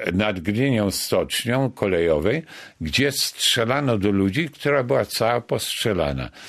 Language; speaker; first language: Polish; native; Polish